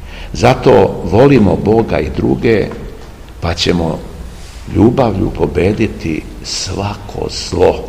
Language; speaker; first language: Serbian; native; Serbian